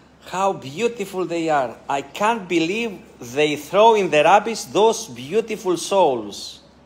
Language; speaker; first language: English; non-native, fluent; Greek